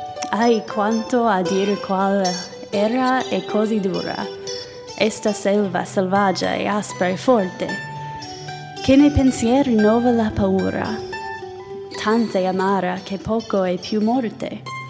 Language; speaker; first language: Italian; non-native, fluent; English